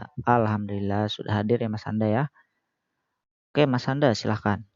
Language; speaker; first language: Indonesian; native; Indonesian